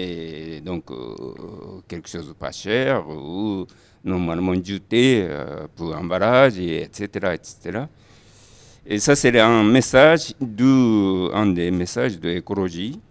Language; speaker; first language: French; non-native, learner; Japanese